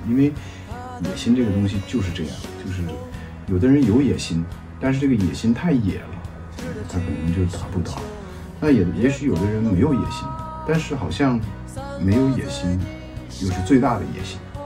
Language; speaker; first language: Chinese; native; Chinese